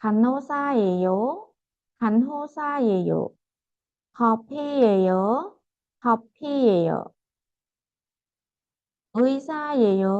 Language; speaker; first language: Korean; non-native, fluent; Khmer